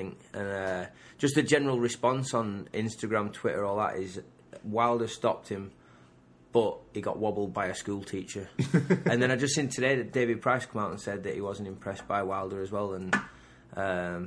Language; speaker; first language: English; native; English